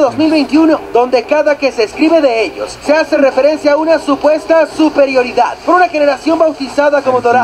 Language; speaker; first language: Spanish; native; Spanish